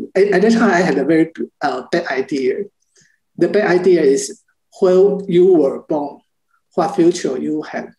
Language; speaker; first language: English; non-native, learner; Chinese